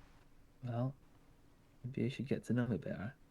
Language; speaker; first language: English; native; English